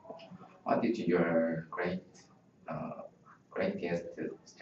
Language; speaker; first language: English; non-native, learner; Korean